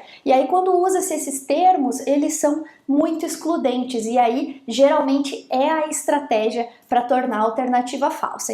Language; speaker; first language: Portuguese; native; Portuguese